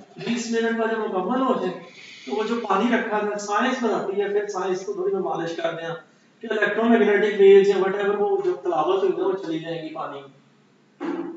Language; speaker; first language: Urdu; non-native, local second language; Punjabi